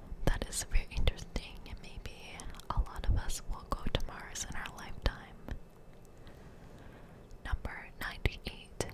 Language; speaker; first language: English; native; English